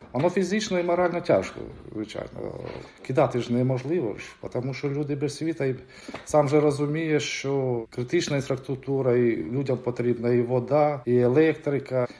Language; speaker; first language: Ukrainian; native; Ukrainian